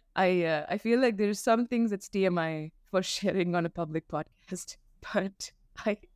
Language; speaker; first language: English; non-native, local second language; Tamil